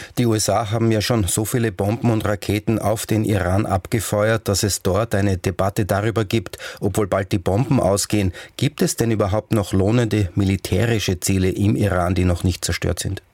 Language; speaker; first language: German; native; German